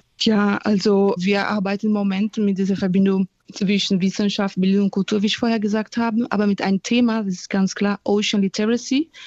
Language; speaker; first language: German; non-native, fluent; Portuguese